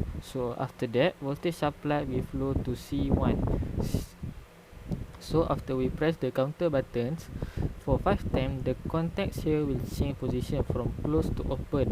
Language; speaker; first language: English; non-native, local second language; Malay